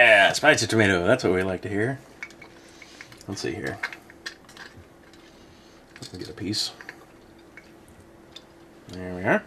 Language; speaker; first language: English; native; English